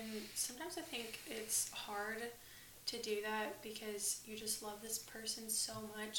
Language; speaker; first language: English; native; English